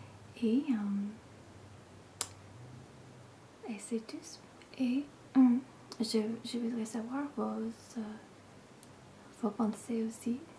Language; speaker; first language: French; non-native, learner; English